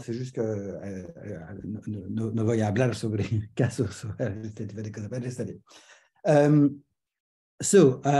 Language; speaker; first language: Spanish; non-native, learner; French